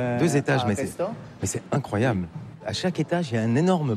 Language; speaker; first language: French; native; French